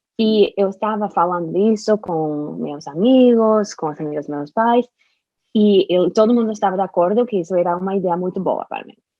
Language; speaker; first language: Portuguese; non-native, fluent; English